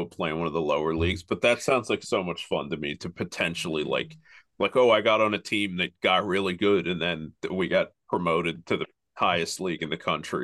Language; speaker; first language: English; native; English